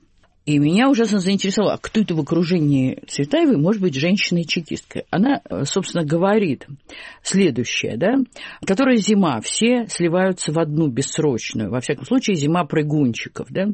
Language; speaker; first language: Russian; native; Russian